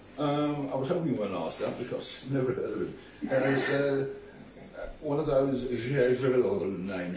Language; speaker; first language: English; native; English